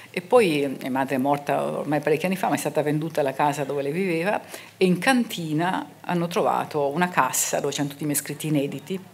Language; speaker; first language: Italian; native; Italian